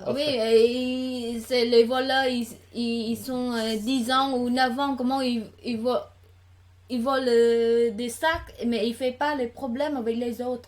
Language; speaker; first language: French; non-native, learner; Khmer